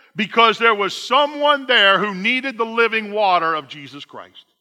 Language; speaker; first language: English; native; English